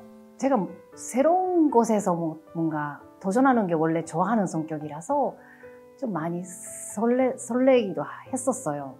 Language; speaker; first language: Korean; non-native, fluent; Japanese